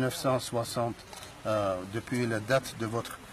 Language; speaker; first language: French; non-native, learner; Russian